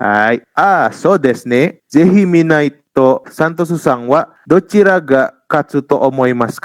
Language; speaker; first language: Japanese; non-native, fluent; Indonesian